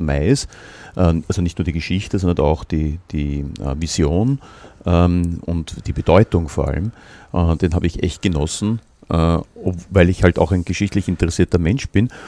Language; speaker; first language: German; native; German